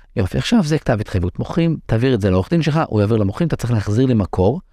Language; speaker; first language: Hebrew; non-native, local second language; English